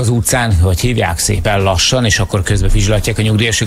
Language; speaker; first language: Hungarian; native; Hungarian